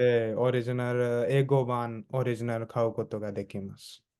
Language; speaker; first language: Japanese; non-native, fluent; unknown